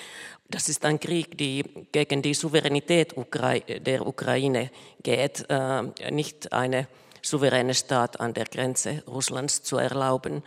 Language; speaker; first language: German; non-native, fluent; Finnish